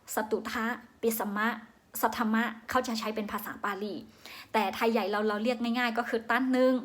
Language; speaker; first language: Thai; non-native, fluent; Shan